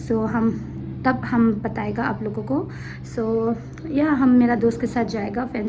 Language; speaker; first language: Hindi; non-native, local second language; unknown